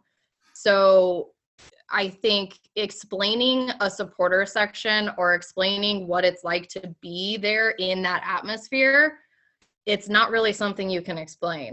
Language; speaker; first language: English; native; English